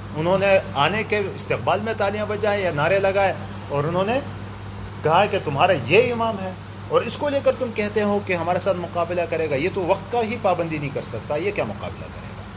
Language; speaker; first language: Urdu; non-native, local second language; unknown